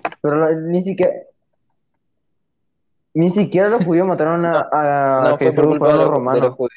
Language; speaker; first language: Spanish; native; Spanish